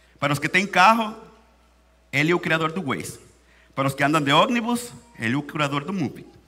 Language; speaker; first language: Portuguese; non-native, fluent; Spanish